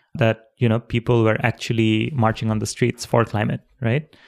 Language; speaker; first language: English; non-native, local second language; Bangla